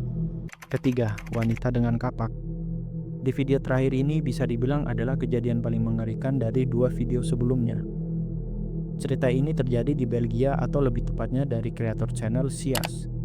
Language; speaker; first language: Indonesian; native; Indonesian